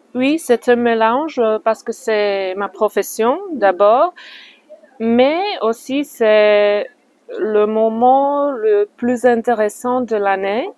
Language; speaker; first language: French; non-native, fluent; Slovak